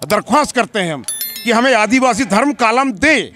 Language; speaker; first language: Hindi; native; Hindi